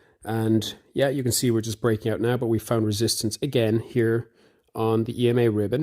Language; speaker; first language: English; native; English